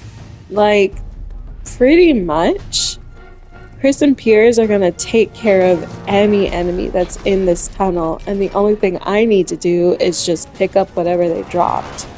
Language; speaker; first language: English; native; English